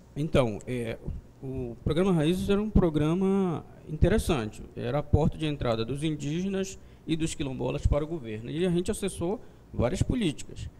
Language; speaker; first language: Portuguese; native; Portuguese